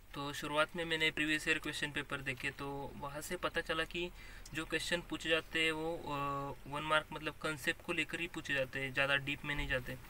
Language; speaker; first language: Hindi; non-native, local second language; Marathi